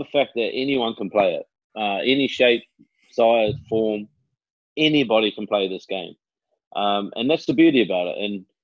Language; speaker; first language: English; native; English